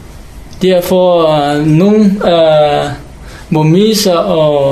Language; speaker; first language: Danish; non-native, learner; Hakha Chin